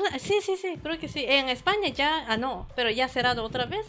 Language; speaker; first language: Spanish; non-native, learner; Japanese